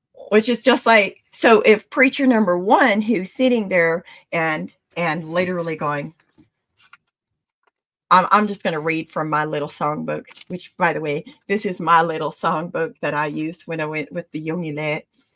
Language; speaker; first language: English; early bilingual, other home language; Pennsylvania German